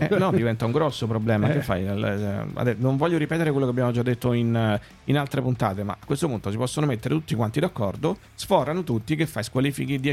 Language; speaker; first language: Italian; native; Italian